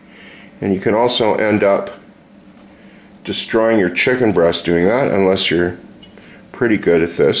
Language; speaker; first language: English; native; English